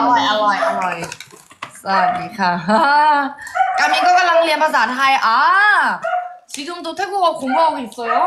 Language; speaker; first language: Korean; non-native, fluent; Thai